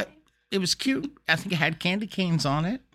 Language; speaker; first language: English; native; English